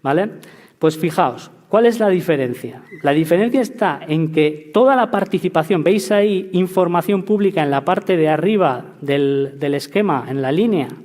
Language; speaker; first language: Spanish; native; Spanish